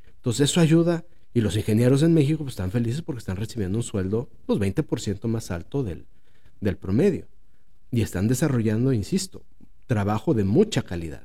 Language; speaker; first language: Spanish; native; Spanish